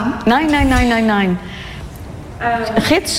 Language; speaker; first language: German; non-native, learner; Dutch